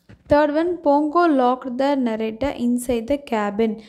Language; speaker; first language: English; non-native, local second language; Tamil